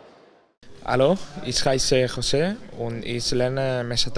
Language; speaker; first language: German; non-native, learner; Spanish